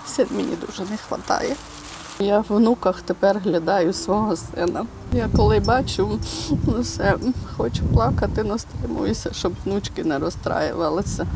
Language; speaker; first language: Ukrainian; native; Ukrainian